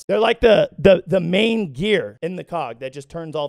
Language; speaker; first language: English; native; English